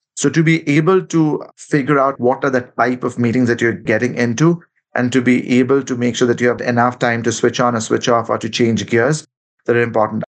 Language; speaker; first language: English; non-native, local second language; Bangla